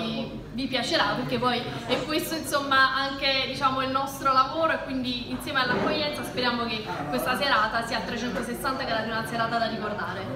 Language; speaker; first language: Italian; native; Italian